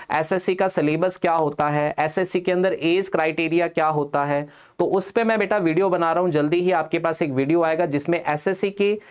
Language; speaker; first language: Hindi; non-native, local second language; Punjabi